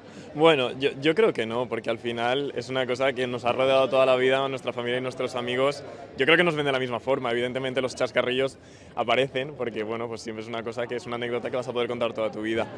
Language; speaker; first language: Spanish; native; Spanish